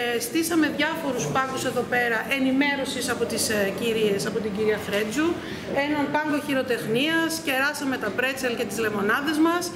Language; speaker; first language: Greek; early bilingual, heritage; Greek